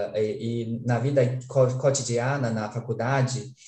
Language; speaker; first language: Portuguese; non-native, fluent; Chinese